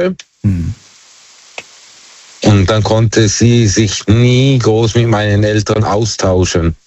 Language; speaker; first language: German; early bilingual, other home language; Turkish